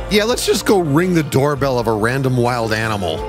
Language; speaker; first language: English; native; English